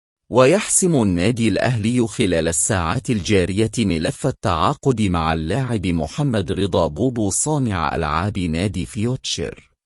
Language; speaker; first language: Arabic; native; Arabic